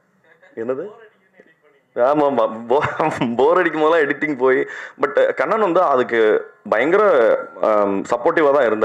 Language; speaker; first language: Tamil; native; Tamil